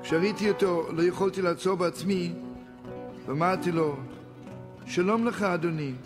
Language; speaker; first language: Hebrew; non-native, fluent; Yiddish